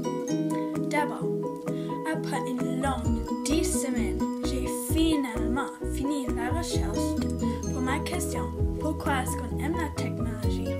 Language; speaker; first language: French; non-native, local second language; English